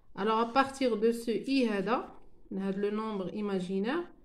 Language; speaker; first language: French; non-native, local second language; Arabic